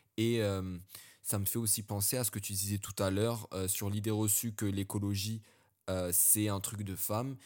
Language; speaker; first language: French; early bilingual, other home language; Arabic